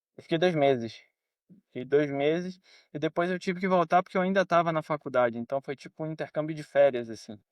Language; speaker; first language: Portuguese; native; Portuguese